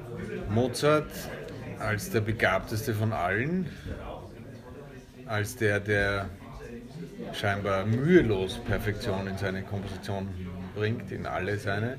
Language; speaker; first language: German; native; German